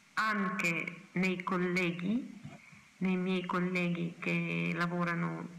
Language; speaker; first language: Italian; non-native, fluent; Kazakh